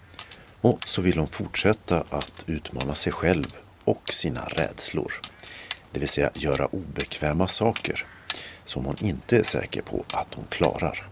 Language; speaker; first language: Swedish; native; Swedish